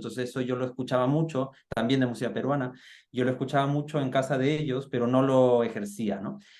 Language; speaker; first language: Spanish; native; Spanish